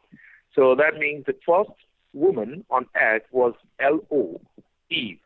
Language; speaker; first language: English; non-native, local second language; Igbo